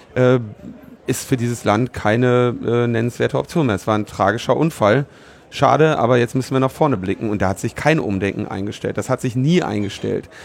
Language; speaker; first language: German; native; German